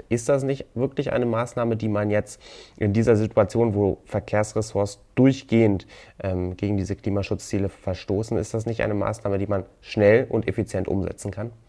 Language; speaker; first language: German; native; German